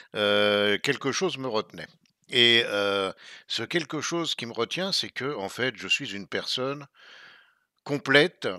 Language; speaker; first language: French; native; French